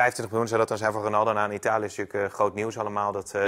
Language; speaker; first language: Dutch; native; Dutch